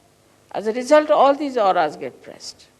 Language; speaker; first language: English; non-native, local second language; Hindi